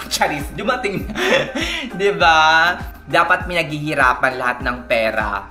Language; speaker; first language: Filipino; native; Filipino